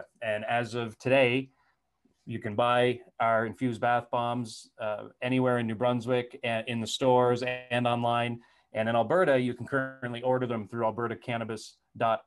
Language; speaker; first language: English; native; English